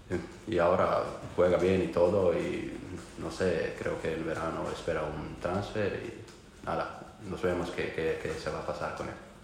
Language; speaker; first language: Spanish; non-native, learner; Croatian